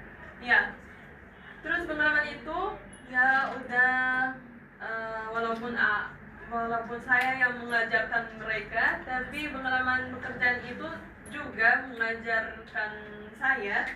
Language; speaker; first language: Indonesian; non-native, fluent; Arabic